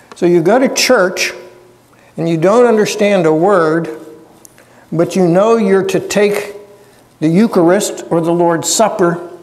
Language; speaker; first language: English; native; English